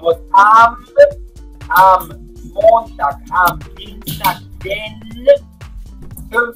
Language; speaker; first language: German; non-native, fluent; Spanish